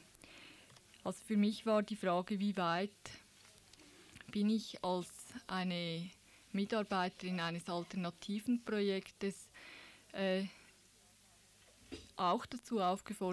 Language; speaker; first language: German; native; German